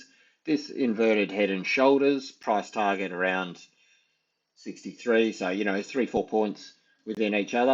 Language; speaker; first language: English; native; English